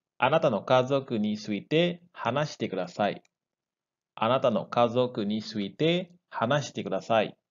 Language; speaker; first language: Japanese; non-native, learner; Indonesian